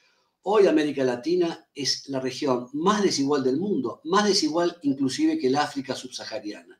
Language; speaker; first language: Spanish; native; Spanish